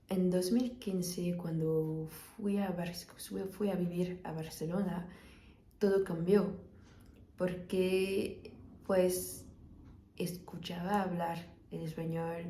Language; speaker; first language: Spanish; non-native, fluent; French